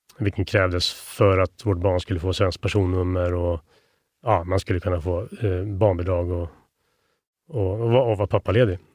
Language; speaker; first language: Swedish; native; Swedish